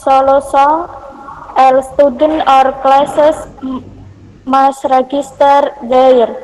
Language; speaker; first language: English; non-native, learner; Indonesian